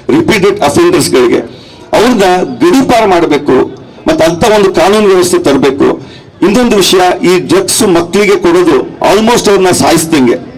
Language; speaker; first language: Kannada; native; Kannada